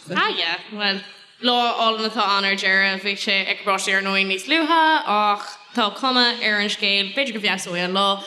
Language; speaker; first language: Irish; non-native, local second language; English